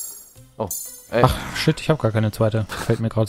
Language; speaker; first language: German; native; German